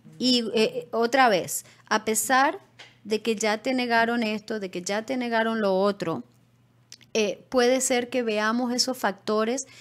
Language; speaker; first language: Spanish; native; Spanish